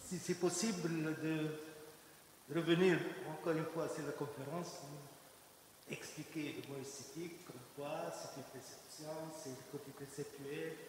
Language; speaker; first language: French; non-native, local second language; Arabic